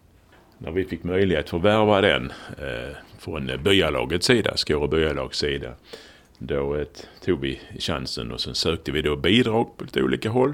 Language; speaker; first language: Swedish; native; Swedish